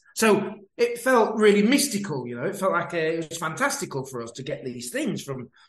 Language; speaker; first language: English; native; English